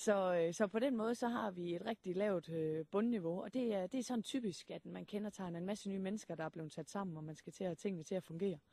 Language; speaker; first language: Danish; native; Danish